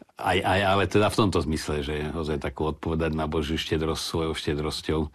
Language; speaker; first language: Slovak; native; Slovak